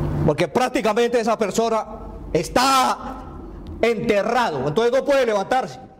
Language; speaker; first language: Spanish; native; Spanish